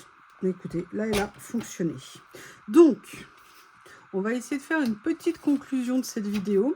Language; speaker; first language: French; native; French